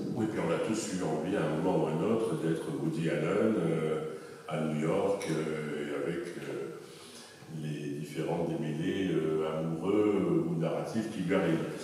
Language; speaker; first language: French; native; French